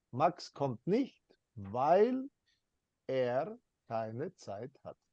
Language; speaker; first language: German; non-native, fluent; English